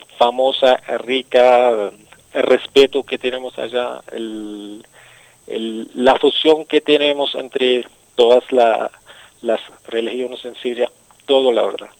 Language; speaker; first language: Spanish; non-native, local second language; Arabic